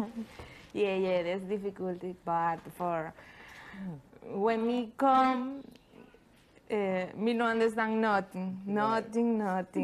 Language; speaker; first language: English; non-native, learner; Spanish